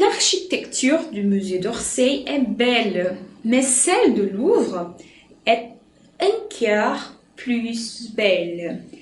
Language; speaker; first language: French; non-native, fluent; Portuguese